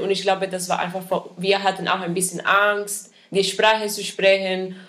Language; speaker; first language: German; non-native, fluent; Spanish